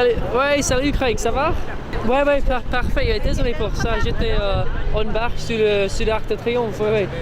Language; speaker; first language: French; non-native, learner; English